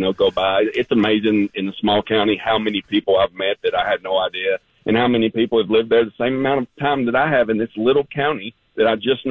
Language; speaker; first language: English; native; English